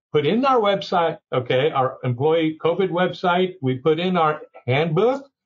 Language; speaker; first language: English; early bilingual, other home language; Spanish